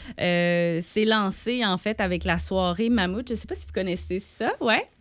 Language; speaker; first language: French; native; French